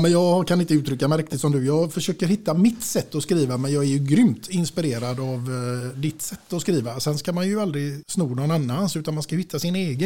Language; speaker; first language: Swedish; native; Swedish